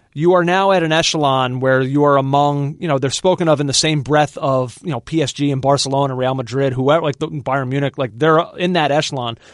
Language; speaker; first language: English; native; English